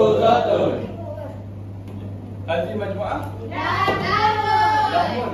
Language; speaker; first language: Arabic; non-native, learner; Malay